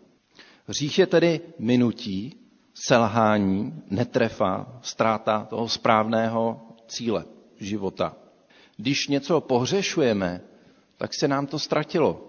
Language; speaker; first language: Czech; native; Czech